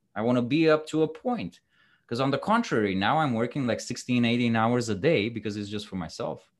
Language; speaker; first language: English; non-native, fluent; Romanian